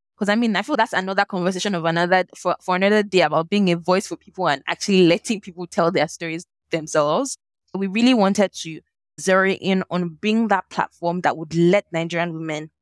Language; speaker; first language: English; non-native, local second language; Yoruba